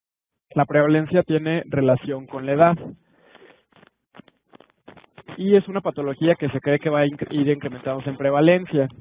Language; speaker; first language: Spanish; native; Spanish